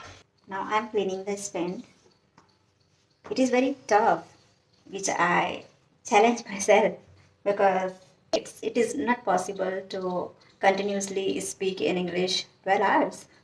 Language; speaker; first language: English; non-native, learner; Hindi